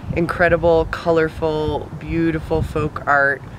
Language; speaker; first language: English; native; English